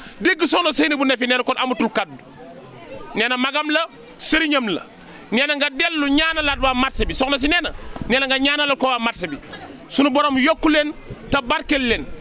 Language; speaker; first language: Wolof; native; Wolof